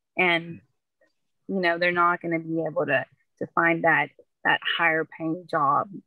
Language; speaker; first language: English; early bilingual, other home language; Spanish